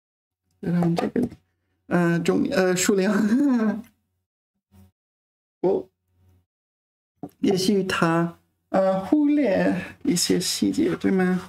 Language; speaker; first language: Chinese; non-native, fluent; English